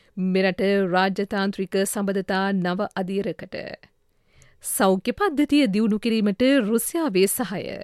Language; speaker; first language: Sinhala; native; Sinhala